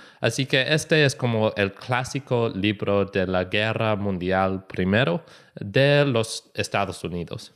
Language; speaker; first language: Spanish; non-native, learner; English